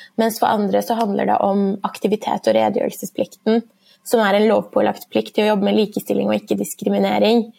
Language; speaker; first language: Norwegian; early bilingual, other home language; Persian